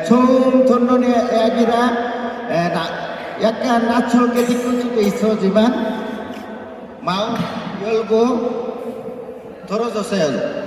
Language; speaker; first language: Korean; non-native, fluent; Bangla